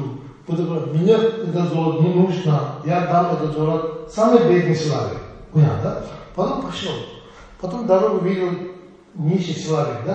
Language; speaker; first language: Russian; non-native, learner; Tibetan